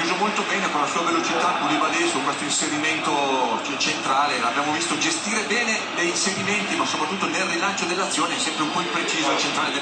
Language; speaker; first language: Italian; native; Italian